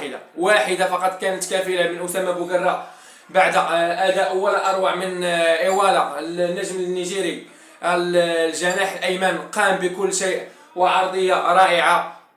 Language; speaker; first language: Arabic; native; Arabic